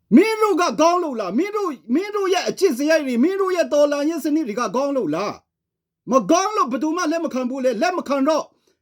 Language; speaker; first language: Burmese; non-native, local second language; Kachin